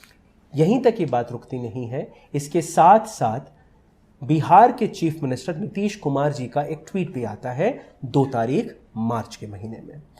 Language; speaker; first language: Hindi; native; Hindi